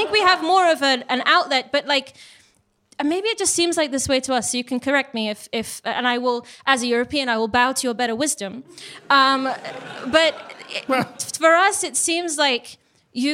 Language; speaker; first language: English; native; English